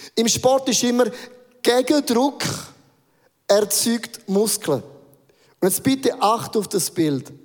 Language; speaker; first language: German; native; German